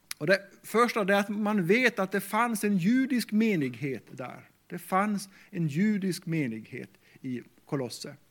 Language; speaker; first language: Swedish; non-native, local second language; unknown